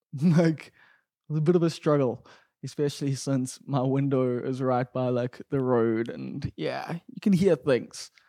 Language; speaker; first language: English; native; English